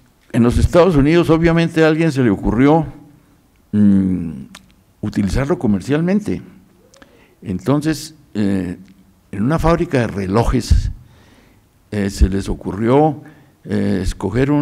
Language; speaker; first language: Spanish; native; Spanish